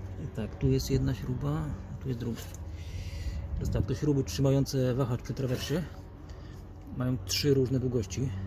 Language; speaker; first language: Polish; native; Polish